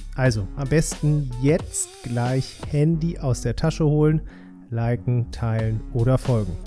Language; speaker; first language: German; native; German